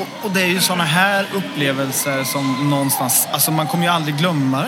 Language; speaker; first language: Swedish; native; Swedish